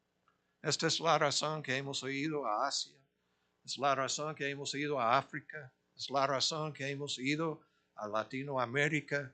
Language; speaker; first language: Spanish; non-native, fluent; English